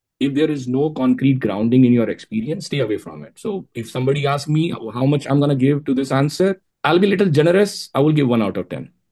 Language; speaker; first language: English; non-native, local second language; Urdu